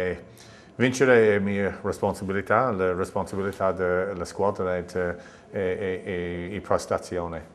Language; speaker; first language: Italian; non-native, learner; English